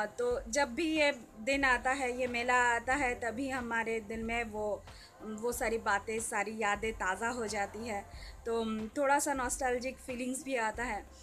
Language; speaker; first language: Hindi; non-native, local second language; Bangla